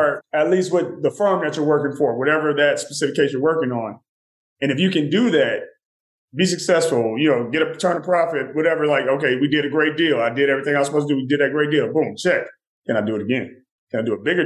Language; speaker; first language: English; native; English